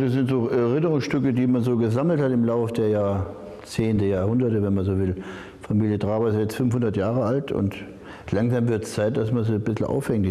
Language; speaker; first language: German; native; German